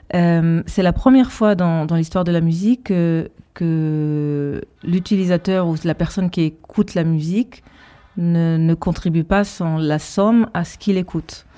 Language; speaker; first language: French; early bilingual, heritage; Hebrew